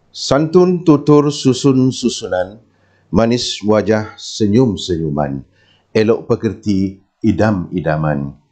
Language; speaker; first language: Malay; native; Malay